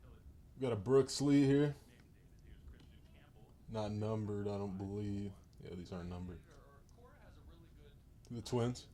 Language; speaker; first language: English; native; English